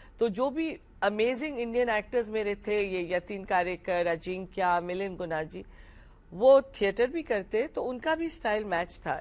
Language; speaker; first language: Hindi; non-native, local second language; Marathi